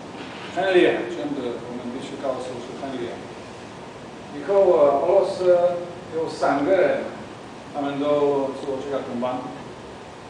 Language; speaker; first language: Chinese; non-native, learner; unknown